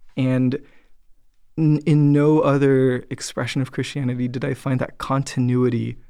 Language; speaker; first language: English; native; English